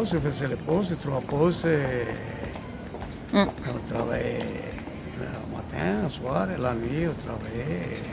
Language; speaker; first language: French; non-native, learner; Italian